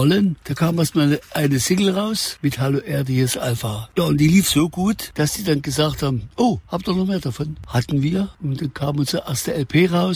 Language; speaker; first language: German; native; German